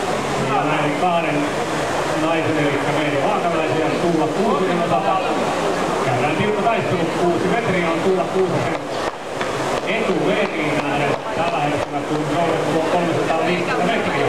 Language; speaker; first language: Finnish; native; Finnish